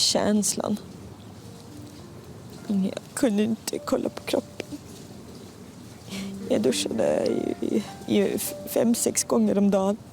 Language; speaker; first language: Swedish; early bilingual, other home language; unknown